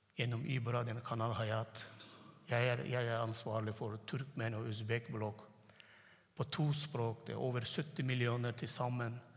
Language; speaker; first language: Norwegian; non-native, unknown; Turkmen